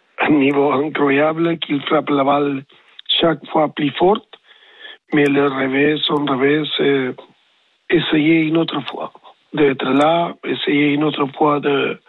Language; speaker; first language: French; non-native, learner; Spanish